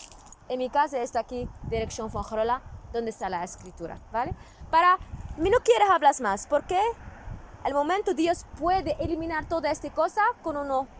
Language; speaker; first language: Spanish; non-native, learner; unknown